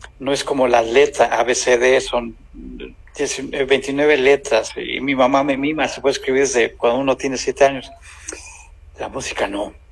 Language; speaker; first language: Spanish; native; Spanish